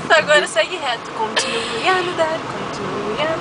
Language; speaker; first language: Portuguese; native; Portuguese